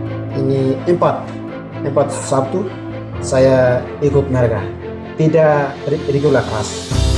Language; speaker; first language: Indonesian; non-native, learner; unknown